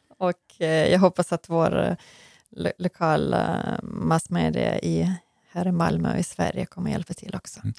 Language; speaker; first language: Swedish; non-native, fluent; Ukrainian